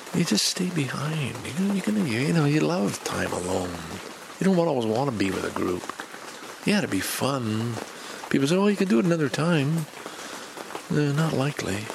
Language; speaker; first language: English; native; English